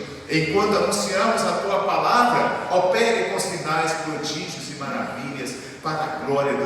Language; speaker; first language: Portuguese; native; Portuguese